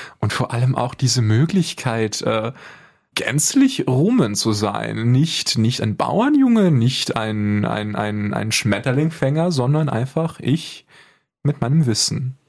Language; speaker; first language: German; early bilingual, other home language; Bulgarian